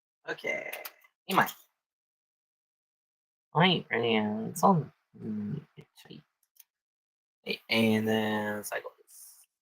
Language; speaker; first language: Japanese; non-native, learner; English